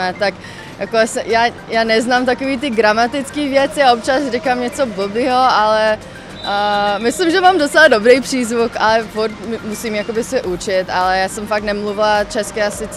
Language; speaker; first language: Czech; non-native, local second language; English